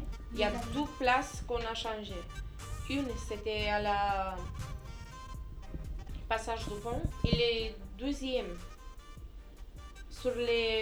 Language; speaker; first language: French; early bilingual, other home language; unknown